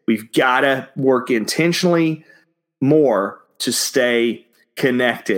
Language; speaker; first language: English; native; English